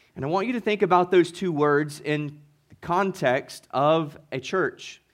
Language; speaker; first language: English; native; English